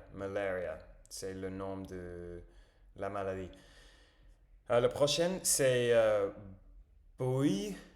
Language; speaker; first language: French; non-native, learner; English